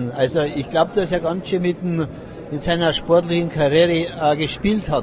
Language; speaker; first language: German; native; German